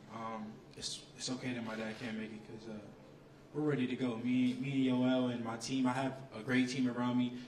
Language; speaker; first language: English; native; English